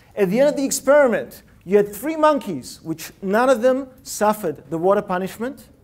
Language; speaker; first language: English; early bilingual, other home language; Russian